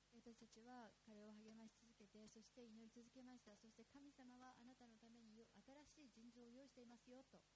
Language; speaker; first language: Japanese; native; Japanese